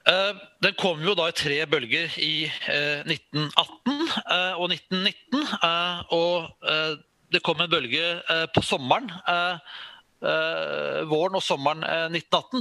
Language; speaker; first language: Norwegian; native; Norwegian